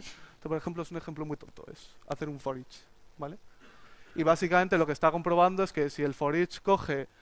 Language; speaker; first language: Spanish; native; Spanish